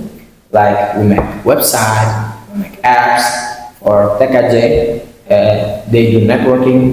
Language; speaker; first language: English; non-native, learner; Indonesian